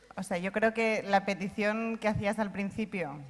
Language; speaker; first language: Spanish; non-native, local second language; Catalan